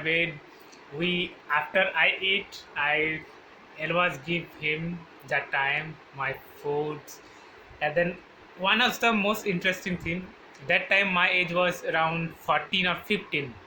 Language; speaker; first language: English; non-native, learner; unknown